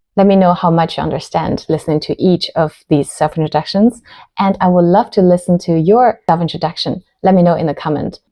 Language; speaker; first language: English; non-native, fluent; Chinese